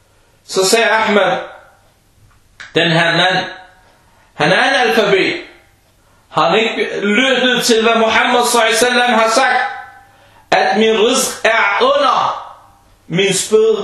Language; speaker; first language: Danish; early bilingual, other home language; Arabic